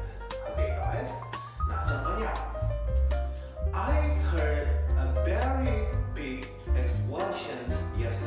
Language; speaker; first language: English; non-native, fluent; Indonesian